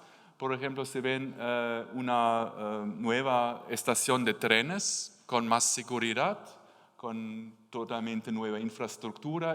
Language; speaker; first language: Spanish; non-native, learner; German